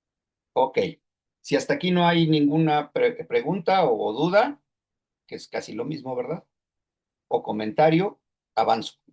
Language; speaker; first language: Spanish; native; Spanish